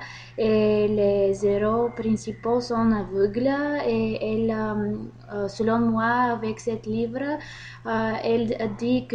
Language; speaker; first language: French; non-native, learner; Bulgarian